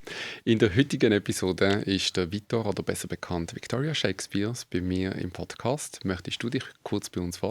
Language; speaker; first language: German; native; German